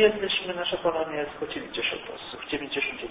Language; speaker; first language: Polish; early bilingual, heritage; Polish